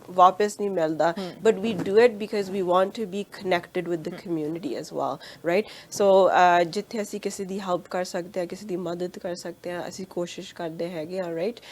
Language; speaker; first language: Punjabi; early bilingual, heritage; Punjabi